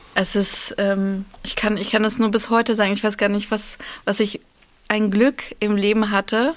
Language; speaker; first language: German; early bilingual, other home language; Russian